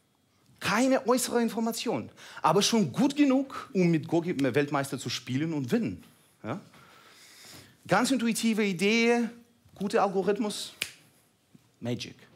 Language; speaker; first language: German; non-native, fluent; Russian